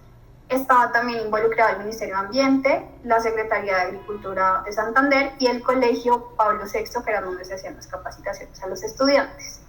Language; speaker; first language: Spanish; native; Spanish